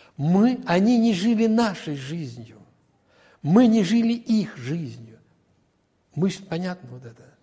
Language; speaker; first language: Russian; native; Russian